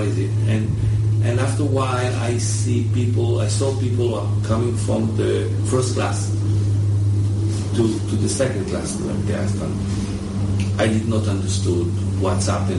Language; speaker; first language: English; early bilingual, other home language; French